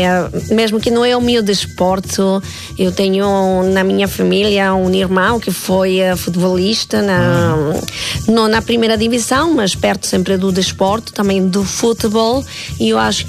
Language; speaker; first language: Portuguese; non-native, fluent; Spanish